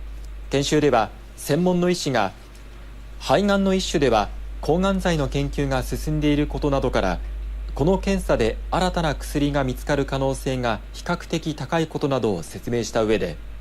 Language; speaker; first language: Japanese; native; Japanese